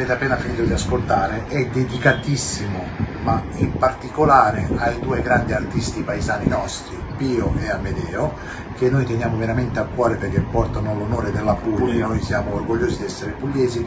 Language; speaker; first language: Italian; native; Italian